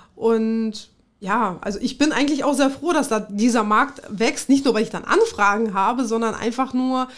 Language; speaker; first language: German; early bilingual, other home language; Russian